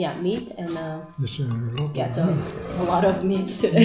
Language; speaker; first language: English; non-native, learner; Korean